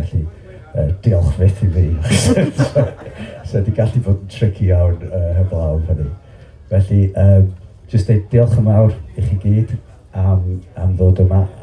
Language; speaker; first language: Welsh; native; Welsh